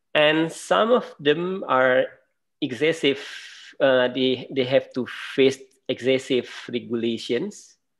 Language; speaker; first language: English; non-native, fluent; Indonesian